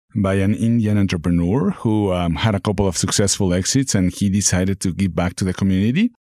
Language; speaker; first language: English; non-native, fluent; Spanish